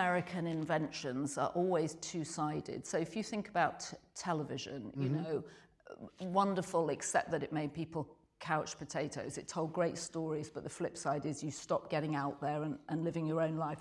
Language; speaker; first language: English; native; English